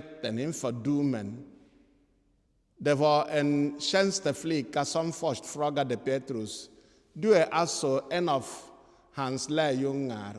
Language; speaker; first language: Swedish; non-native, fluent; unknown